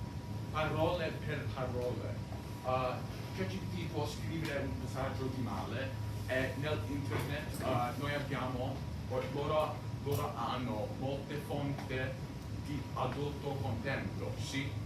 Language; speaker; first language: Italian; non-native, learner; English